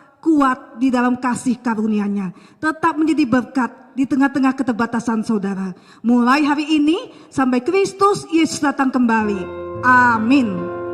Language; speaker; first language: Malay; native; Malay